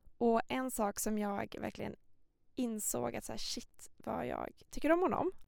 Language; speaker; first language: Swedish; early bilingual, other home language; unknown